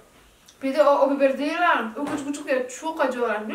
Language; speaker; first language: Turkish; non-native, learner; Indonesian